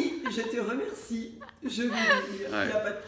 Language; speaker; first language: French; native; French